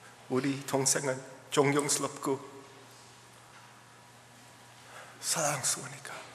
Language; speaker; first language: Korean; early bilingual, heritage; English